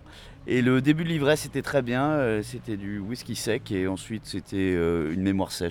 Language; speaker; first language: French; native; French